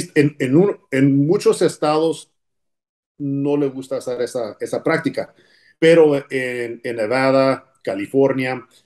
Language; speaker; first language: Spanish; early bilingual, heritage; Spanish